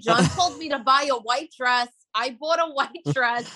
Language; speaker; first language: English; native; English